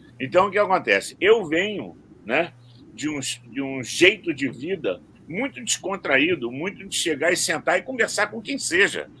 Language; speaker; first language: Portuguese; native; Portuguese